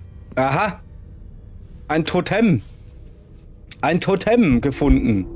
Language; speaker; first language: German; native; German